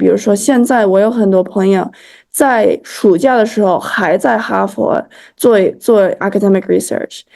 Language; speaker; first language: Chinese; early bilingual, heritage; Chinese